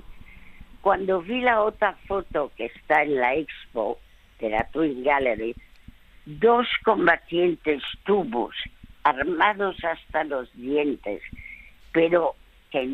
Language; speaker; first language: Spanish; early bilingual, other home language; French